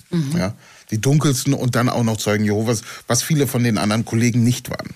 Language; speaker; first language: German; early bilingual, other home language; Ewe